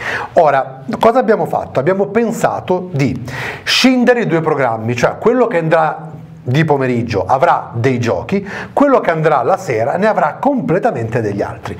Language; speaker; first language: Italian; native; Italian